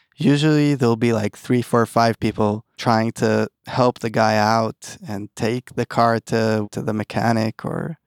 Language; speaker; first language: English; early bilingual, other home language; Hebrew